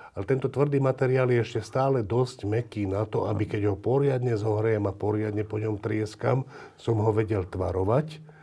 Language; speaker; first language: Slovak; native; Slovak